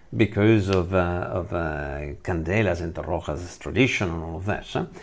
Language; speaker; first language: English; non-native, fluent; Italian